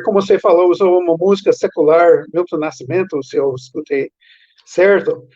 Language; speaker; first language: Portuguese; non-native, fluent; English